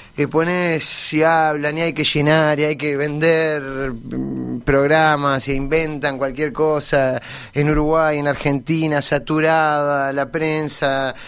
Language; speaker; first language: Spanish; native; Spanish